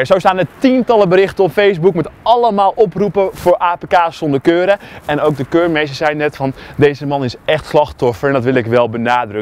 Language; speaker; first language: Dutch; native; Dutch